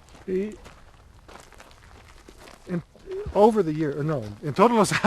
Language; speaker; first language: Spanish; non-native, learner; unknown